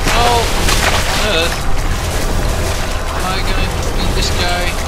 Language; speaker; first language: English; native; English